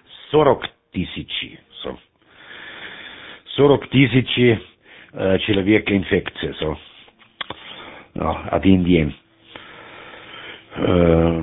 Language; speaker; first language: Russian; non-native, learner; German